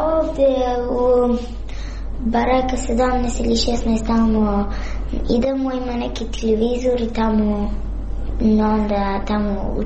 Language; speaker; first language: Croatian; non-native, learner; Persian